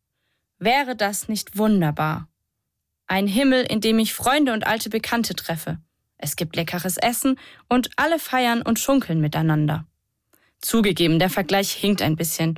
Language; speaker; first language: German; native; German